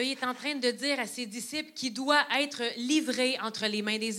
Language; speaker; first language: French; native; French